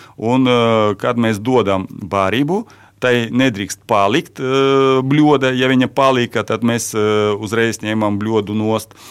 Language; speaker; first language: Latvian; non-native, local second language; Russian